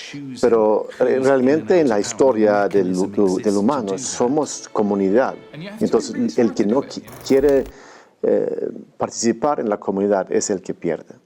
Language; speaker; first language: Spanish; non-native, fluent; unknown